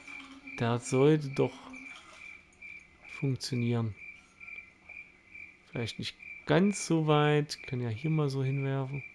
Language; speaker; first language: German; native; German